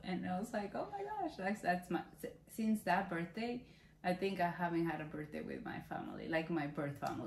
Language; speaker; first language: English; non-native, fluent; Spanish